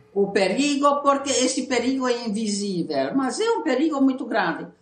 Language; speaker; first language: Portuguese; non-native, fluent; Italian